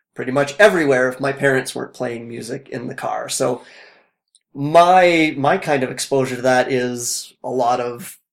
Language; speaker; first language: English; native; English